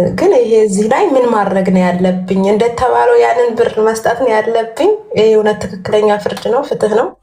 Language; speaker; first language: Amharic; native; Amharic